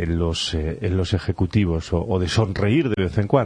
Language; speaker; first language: Spanish; native; Spanish